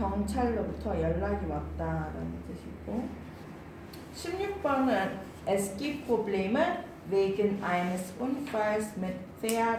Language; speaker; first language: German; non-native, learner; Korean